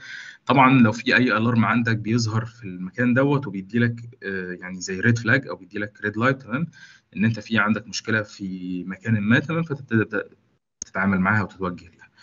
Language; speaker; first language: Arabic; native; Arabic